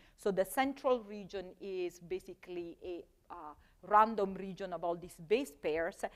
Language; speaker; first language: English; non-native, fluent; Italian